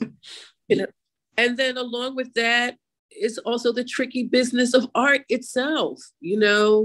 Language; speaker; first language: English; native; English